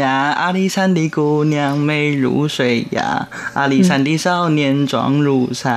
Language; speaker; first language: Vietnamese; non-native, learner; Chinese